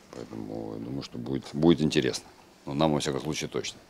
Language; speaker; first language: Russian; native; Russian